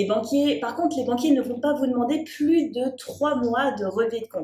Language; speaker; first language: French; native; French